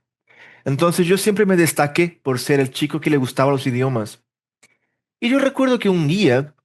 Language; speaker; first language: Spanish; early bilingual, heritage; Portuguese